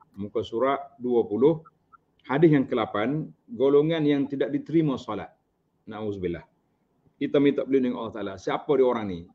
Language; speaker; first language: Malay; native; Malay